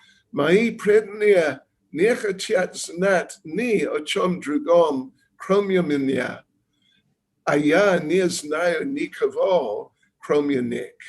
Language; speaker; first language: Russian; non-native, learner; English